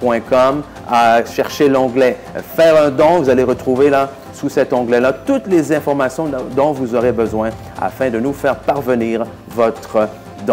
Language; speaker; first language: French; native; French